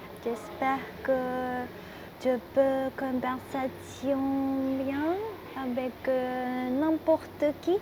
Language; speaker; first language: French; non-native, learner; Japanese